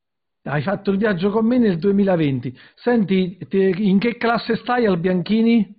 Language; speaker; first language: Italian; native; Italian